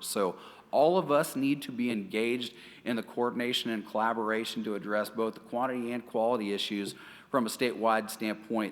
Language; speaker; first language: English; native; English